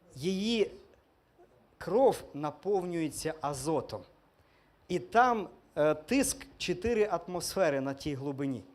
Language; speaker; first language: Ukrainian; non-native, local second language; Russian